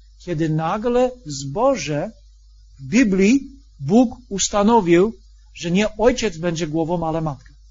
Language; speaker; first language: Polish; non-native, fluent; English